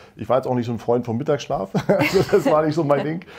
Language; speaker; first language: German; native; German